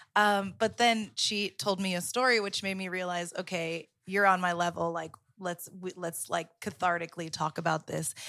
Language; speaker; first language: English; native; English